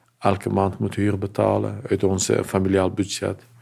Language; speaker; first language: Dutch; early bilingual, other home language; Turkish